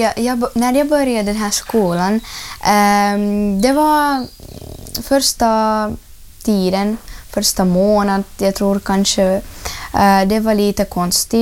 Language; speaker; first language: Swedish; early bilingual, other home language; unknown